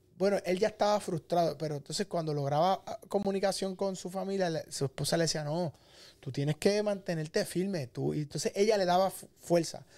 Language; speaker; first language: Spanish; native; Spanish